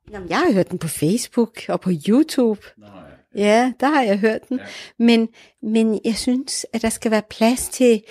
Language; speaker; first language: Danish; early bilingual, other home language; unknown